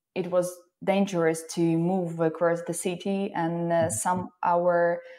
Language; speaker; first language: English; non-native, fluent; Ukrainian